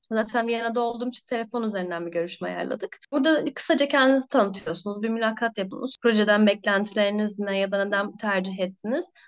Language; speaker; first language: Turkish; native; Turkish